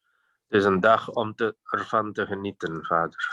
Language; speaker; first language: Dutch; non-native, fluent; Indonesian